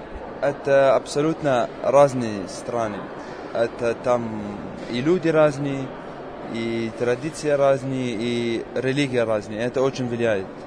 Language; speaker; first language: Russian; non-native, fluent; Arabic